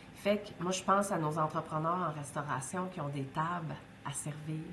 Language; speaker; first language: French; native; French